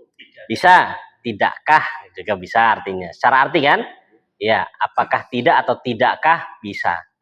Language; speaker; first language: Indonesian; native; Indonesian